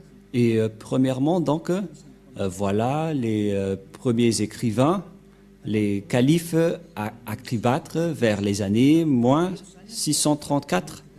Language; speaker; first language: French; non-native, local second language; Malagasy